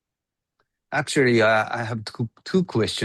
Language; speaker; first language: English; non-native, learner; Japanese